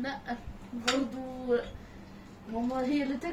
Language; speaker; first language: Arabic; native; Arabic